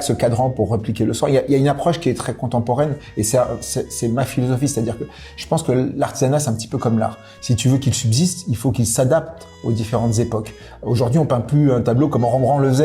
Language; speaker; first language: French; native; French